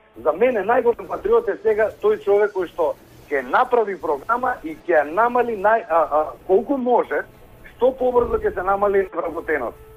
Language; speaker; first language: Macedonian; native; Macedonian